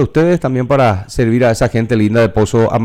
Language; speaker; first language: Spanish; native; Spanish